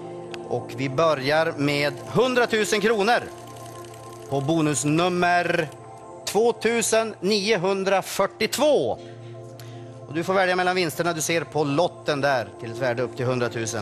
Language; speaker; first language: Swedish; native; Swedish